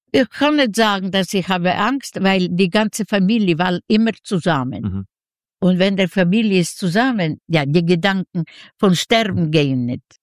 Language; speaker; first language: German; non-native, fluent; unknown